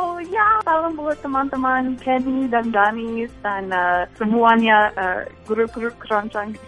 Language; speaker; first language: Indonesian; non-native, fluent; English